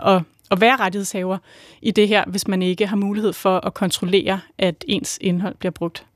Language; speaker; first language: Danish; native; Danish